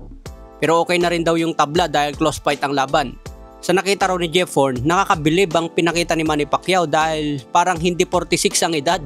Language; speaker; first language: Filipino; native; Filipino